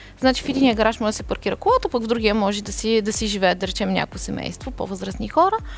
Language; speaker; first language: Bulgarian; native; Bulgarian